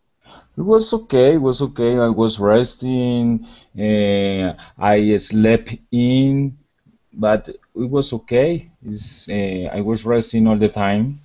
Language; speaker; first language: English; non-native, learner; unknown